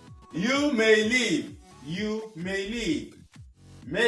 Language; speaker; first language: English; non-native, fluent; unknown